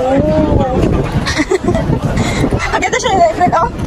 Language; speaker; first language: Filipino; native; Filipino